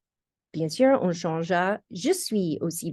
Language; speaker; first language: French; non-native, fluent; English